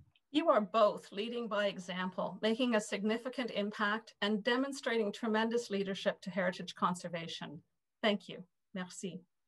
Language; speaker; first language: English; native; English